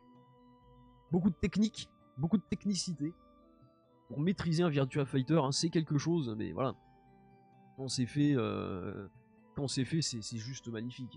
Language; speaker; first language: French; native; French